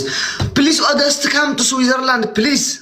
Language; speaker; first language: English; non-native, learner; Amharic